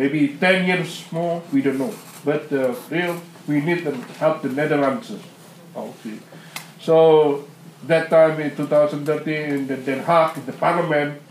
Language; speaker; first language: English; non-native, learner; Indonesian